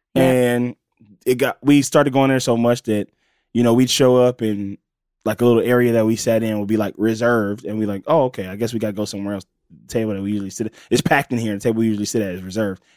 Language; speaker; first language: English; native; English